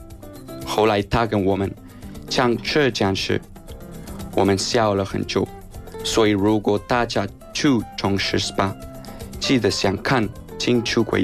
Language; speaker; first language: Chinese; non-native, learner; Spanish